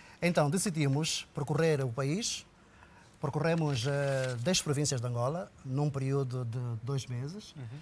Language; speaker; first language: Portuguese; native; Portuguese